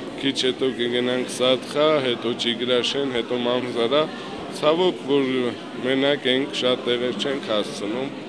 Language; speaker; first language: Armenian; native; Armenian